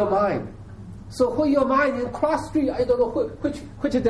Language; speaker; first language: English; non-native, learner; Chinese